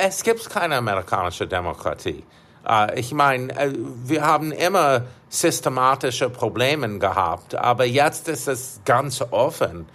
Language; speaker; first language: German; non-native, fluent; English